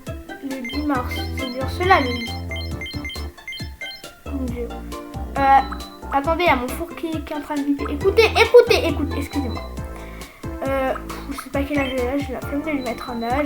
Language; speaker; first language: French; native; French